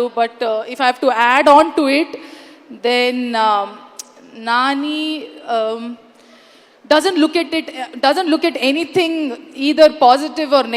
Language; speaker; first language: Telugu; non-native, learner; Kannada